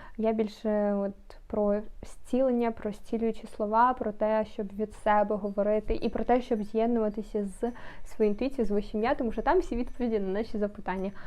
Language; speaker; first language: Ukrainian; non-native, local second language; Russian